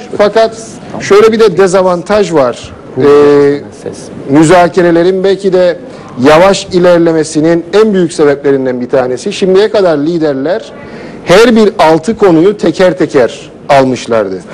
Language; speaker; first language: Turkish; native; Turkish